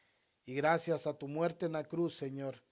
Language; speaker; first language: Spanish; native; Spanish